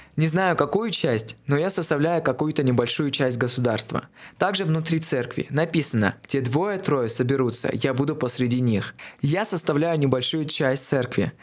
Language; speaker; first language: Russian; non-native, local second language; Armenian